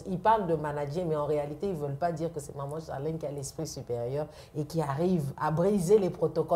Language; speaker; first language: French; non-native, local second language; Lingala